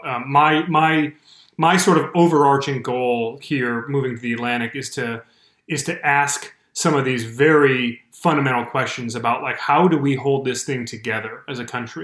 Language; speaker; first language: English; native; English